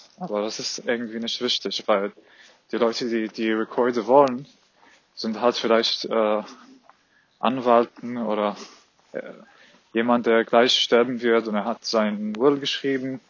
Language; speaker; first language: German; non-native, fluent; Arabic